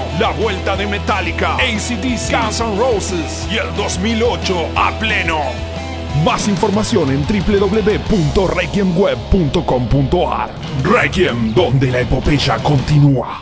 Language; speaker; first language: Spanish; native; Spanish